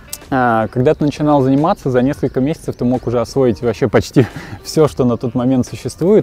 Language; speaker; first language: Russian; native; Russian